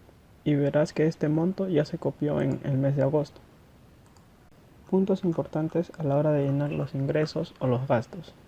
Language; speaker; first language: Spanish; native; Spanish